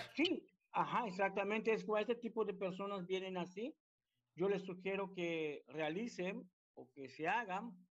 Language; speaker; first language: Spanish; native; Spanish